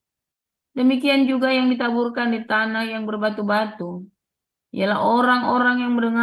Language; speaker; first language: Indonesian; native; Indonesian